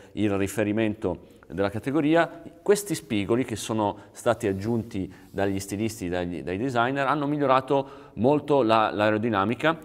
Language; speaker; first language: Italian; native; Italian